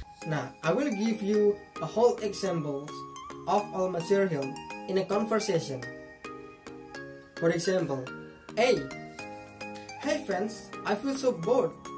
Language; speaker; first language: English; non-native, fluent; Indonesian